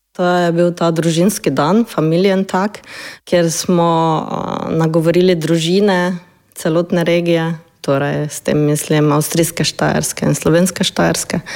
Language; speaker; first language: Slovenian; native; Slovenian